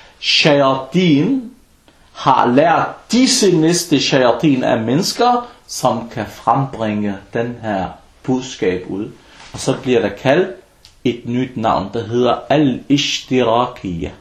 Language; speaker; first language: Danish; early bilingual, other home language; Arabic